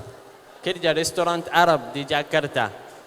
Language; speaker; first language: Indonesian; non-native, learner; Arabic